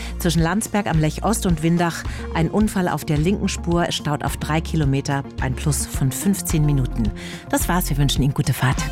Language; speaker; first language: German; native; German